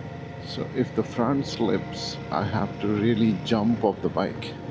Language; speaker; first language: English; non-native, local second language; Malayalam